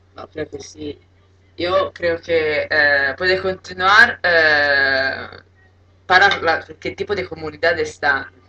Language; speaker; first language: Spanish; non-native, learner; Italian